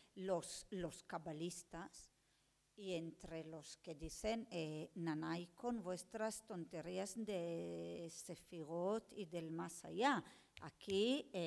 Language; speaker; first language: Spanish; non-native, fluent; Hebrew